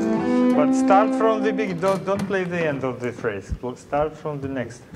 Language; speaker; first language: English; non-native, learner; Russian